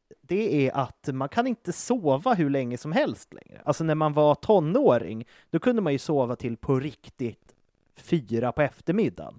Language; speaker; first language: Swedish; native; Swedish